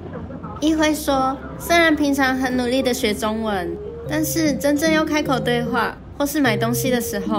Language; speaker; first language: Chinese; native; Chinese